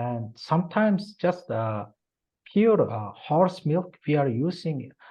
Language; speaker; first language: English; non-native, learner; Mongolian